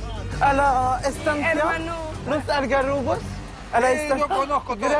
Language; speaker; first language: Spanish; non-native, learner; French